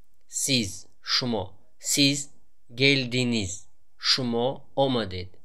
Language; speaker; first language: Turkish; non-native, fluent; Tajik